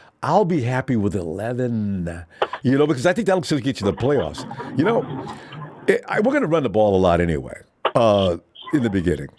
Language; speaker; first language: English; native; English